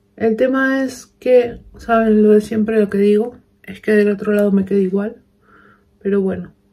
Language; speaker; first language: Spanish; native; Spanish